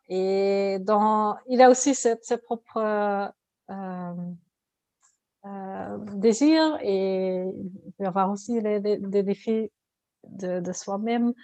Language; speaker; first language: French; non-native, learner; Dutch